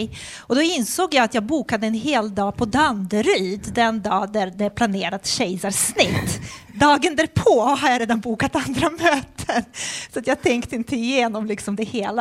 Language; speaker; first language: Swedish; non-native, fluent; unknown